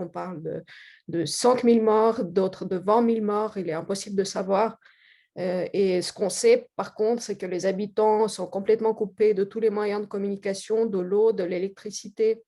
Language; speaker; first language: French; non-native, fluent; Russian